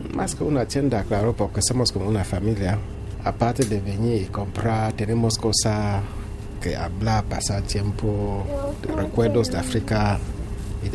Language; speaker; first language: Spanish; non-native, fluent; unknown